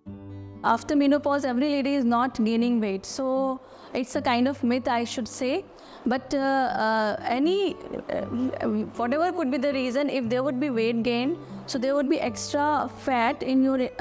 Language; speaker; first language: English; non-native, local second language; Hindi